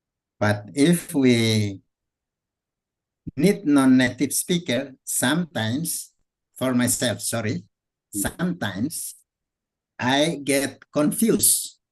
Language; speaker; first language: English; non-native, fluent; Indonesian